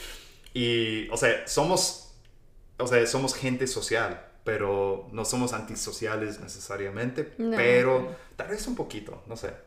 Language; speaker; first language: Spanish; non-native, fluent; English